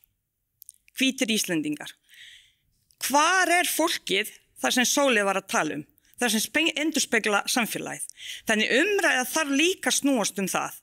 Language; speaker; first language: Icelandic; non-native, fluent; Bosnian